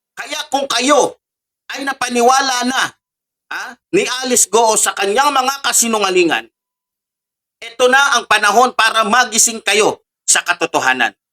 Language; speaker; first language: Filipino; native; Filipino